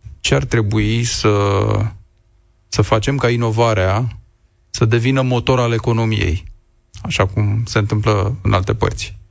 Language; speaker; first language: Romanian; native; Romanian